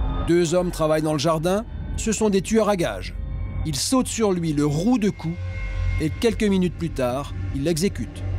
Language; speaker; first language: French; native; French